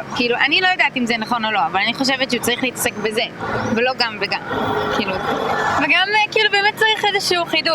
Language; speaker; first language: Hebrew; native; Hebrew